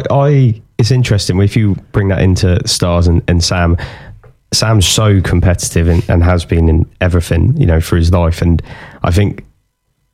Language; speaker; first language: English; native; English